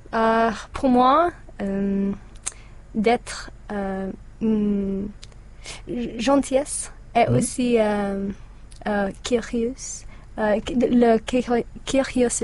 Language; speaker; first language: French; non-native, learner; English